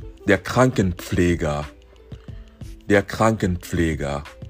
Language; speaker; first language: German; non-native, fluent; English